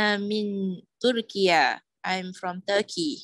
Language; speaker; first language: English; non-native, learner; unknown